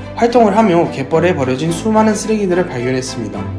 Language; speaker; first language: Korean; native; Korean